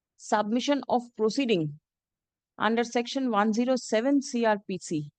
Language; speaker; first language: English; non-native, local second language; Bangla